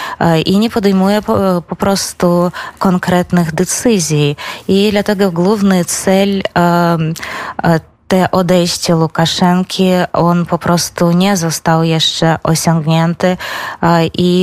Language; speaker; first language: Polish; non-native, fluent; Belarusian